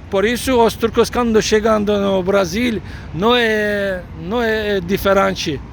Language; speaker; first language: Portuguese; non-native, learner; Turkish